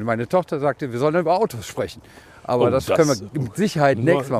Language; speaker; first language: German; native; German